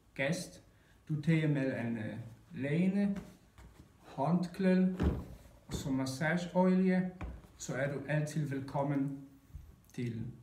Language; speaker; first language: Danish; non-native, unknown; Polish